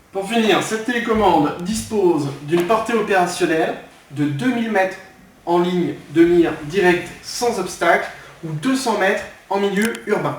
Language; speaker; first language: French; native; French